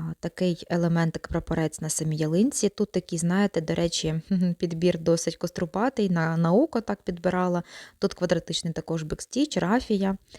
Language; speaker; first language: Ukrainian; non-native, local second language; Russian